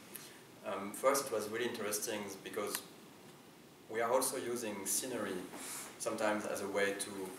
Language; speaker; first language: English; non-native, fluent; French